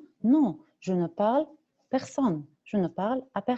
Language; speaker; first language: French; non-native, fluent; Arabic